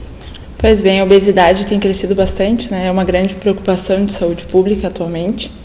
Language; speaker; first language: Portuguese; native; Portuguese